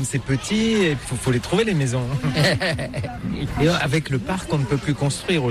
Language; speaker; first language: French; native; French